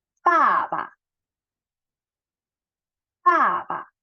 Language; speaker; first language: Chinese; non-native, fluent; Indonesian